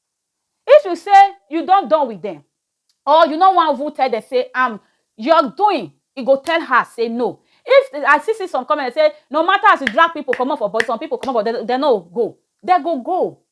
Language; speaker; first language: Nigerian Pidgin; native; Nigerian Pidgin